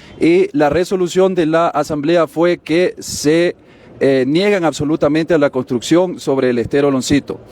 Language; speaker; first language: Spanish; native; Spanish